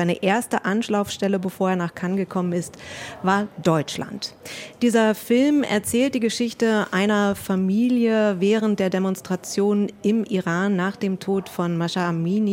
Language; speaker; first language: German; native; German